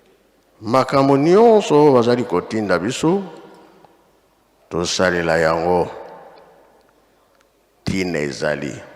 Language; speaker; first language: Lingala; non-native, local second language; Kongo